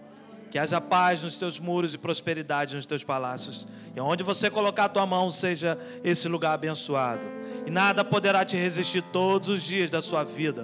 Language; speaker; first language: Portuguese; native; Portuguese